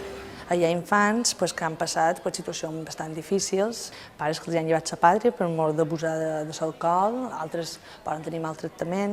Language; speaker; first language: Catalan; native; Catalan